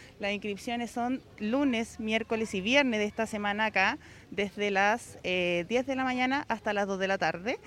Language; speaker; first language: Spanish; native; Spanish